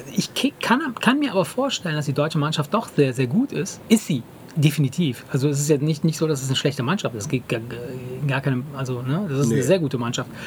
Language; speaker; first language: German; native; German